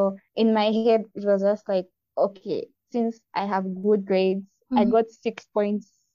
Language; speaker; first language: English; non-native, local second language; Bemba